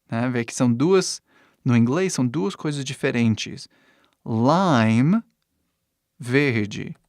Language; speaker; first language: Portuguese; non-native, fluent; English